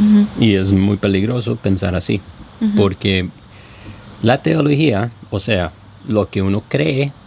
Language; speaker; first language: Spanish; non-native, fluent; English